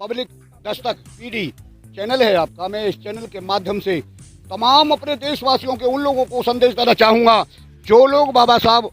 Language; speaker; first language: Hindi; native; Hindi